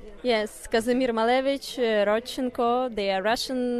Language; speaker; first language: English; non-native, learner; Ukrainian